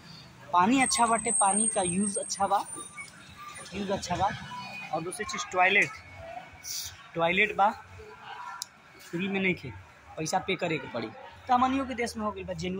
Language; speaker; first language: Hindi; non-native, local second language; Bhojpuri